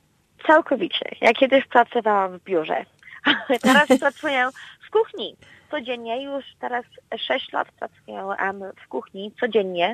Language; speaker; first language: Polish; early bilingual, heritage; Polish